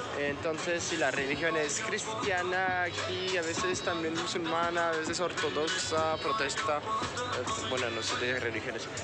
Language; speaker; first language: Spanish; non-native, fluent; French